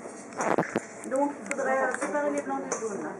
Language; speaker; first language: French; native; French